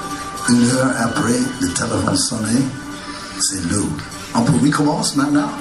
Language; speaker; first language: French; non-native, learner; English